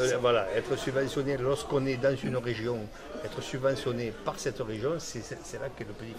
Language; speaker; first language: French; native; French